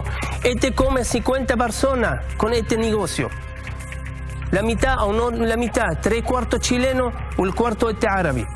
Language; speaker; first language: Spanish; non-native, learner; Arabic